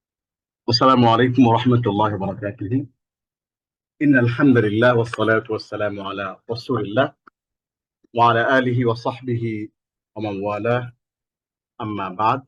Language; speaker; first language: Arabic; non-native, fluent; Bangla